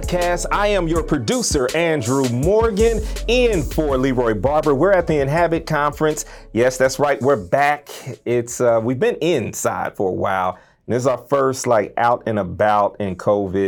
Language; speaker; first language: English; native; English